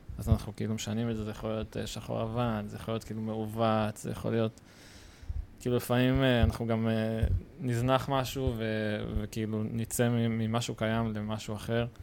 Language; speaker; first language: Hebrew; native; Hebrew